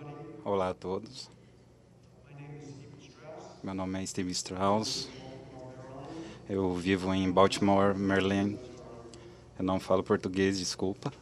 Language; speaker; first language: Portuguese; non-native, learner; English